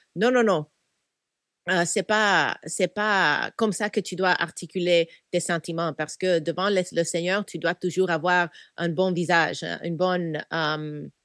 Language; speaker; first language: French; non-native, fluent; Korean